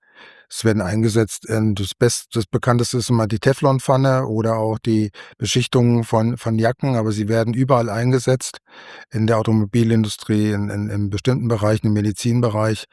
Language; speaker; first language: German; native; German